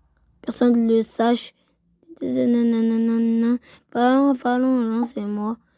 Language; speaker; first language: French; native; French